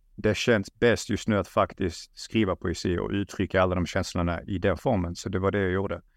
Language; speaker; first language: Swedish; early bilingual, other home language; Russian